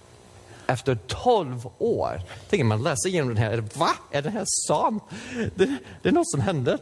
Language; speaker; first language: Swedish; non-native, fluent; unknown